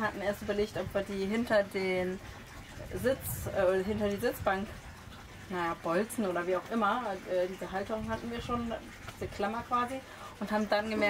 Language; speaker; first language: German; native; German